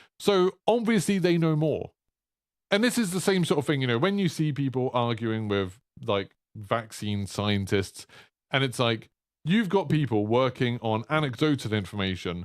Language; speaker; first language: English; native; English